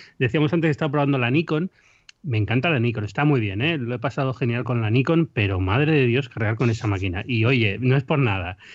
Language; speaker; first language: Spanish; native; Spanish